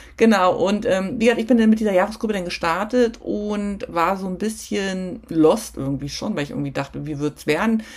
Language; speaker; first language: German; native; German